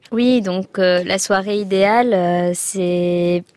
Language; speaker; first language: French; non-native, local second language; Arabic